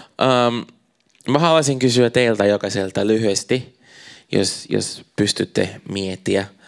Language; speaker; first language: Finnish; non-native, fluent; Portuguese